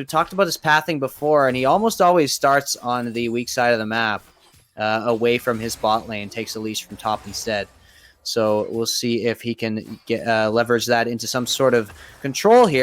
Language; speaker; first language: English; native; English